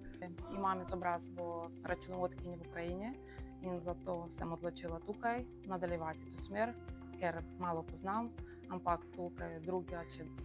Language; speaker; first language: Slovenian; non-native, learner; Ukrainian